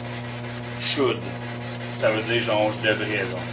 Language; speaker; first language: French; native; French